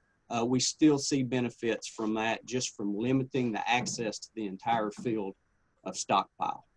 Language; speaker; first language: English; native; English